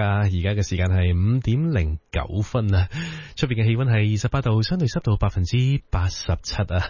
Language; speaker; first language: Cantonese; native; Cantonese